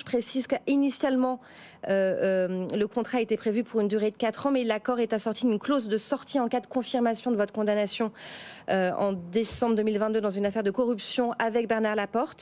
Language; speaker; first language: French; native; French